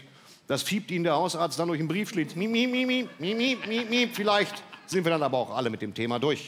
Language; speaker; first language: German; native; German